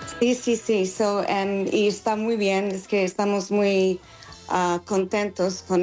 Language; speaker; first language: Spanish; non-native, fluent; English